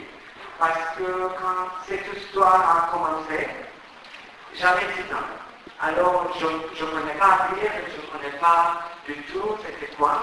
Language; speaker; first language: French; non-native, fluent; Turkish